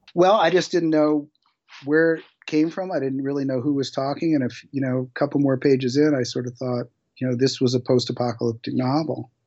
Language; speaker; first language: English; native; English